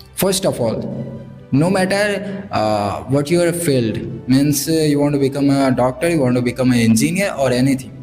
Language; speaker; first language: English; non-native, learner; Bhojpuri